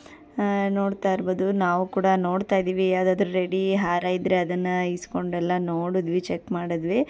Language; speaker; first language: Kannada; native; Kannada